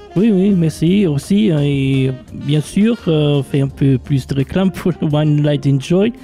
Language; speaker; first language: French; non-native, local second language; Luxembourgish